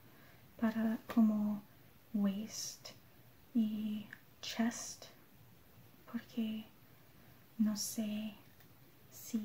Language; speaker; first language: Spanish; non-native, learner; English